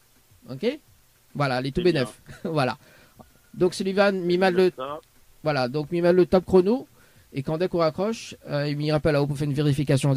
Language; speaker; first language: French; native; French